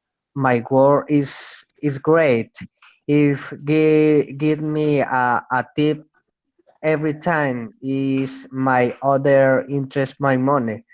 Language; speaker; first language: English; non-native, learner; Spanish